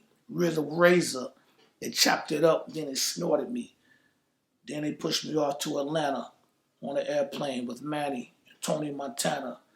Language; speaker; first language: English; native; English